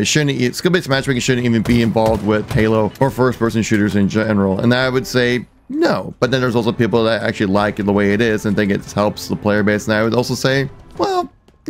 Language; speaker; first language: English; native; English